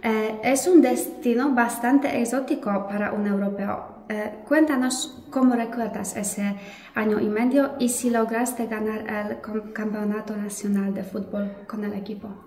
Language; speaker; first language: Spanish; non-native, fluent; Polish